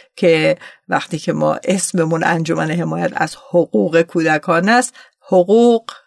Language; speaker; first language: Persian; native; Persian